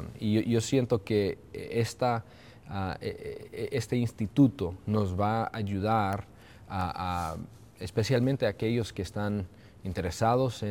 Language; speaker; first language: Spanish; early bilingual, heritage; Spanish